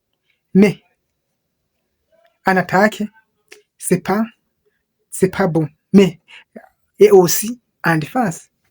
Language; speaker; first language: French; non-native, local second language; Kinyarwanda